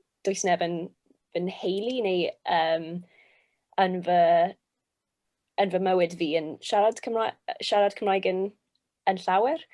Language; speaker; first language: Welsh; non-native, local second language; English